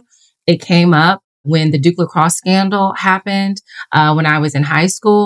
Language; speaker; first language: English; native; English